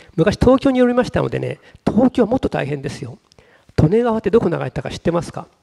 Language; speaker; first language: Japanese; native; Japanese